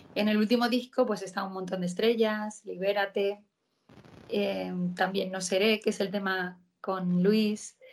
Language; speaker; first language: Spanish; native; Spanish